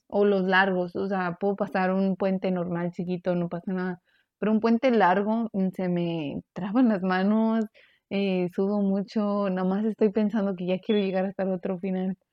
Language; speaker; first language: Spanish; early bilingual, heritage; Spanish